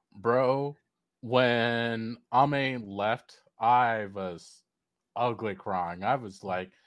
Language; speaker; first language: English; non-native, local second language; Sinhala